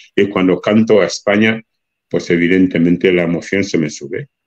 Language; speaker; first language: Spanish; non-native, local second language; Fang